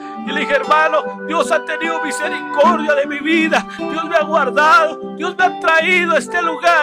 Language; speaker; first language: Spanish; native; Spanish